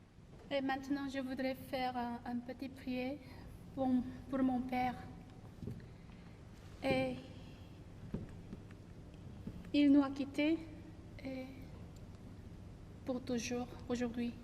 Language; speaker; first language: French; non-native, learner; Korean